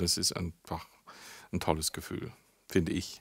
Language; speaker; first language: German; non-native, fluent; English